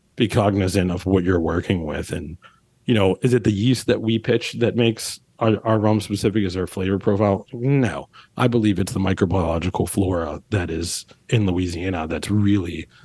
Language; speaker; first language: English; native; English